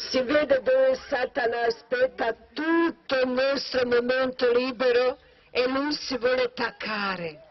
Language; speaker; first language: Italian; non-native, learner; Croatian